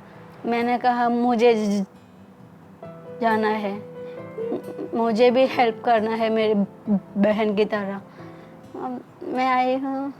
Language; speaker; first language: Hindi; non-native, learner; Bangla